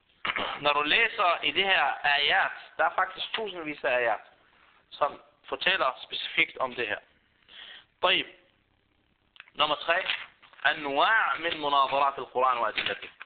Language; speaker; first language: Danish; non-native, fluent; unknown